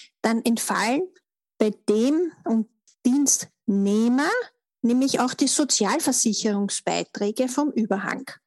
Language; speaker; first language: German; native; German